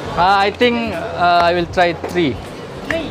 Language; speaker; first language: English; non-native, learner; Indonesian